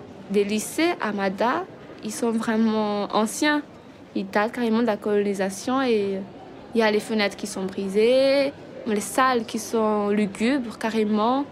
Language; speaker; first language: French; non-native, local second language; Malagasy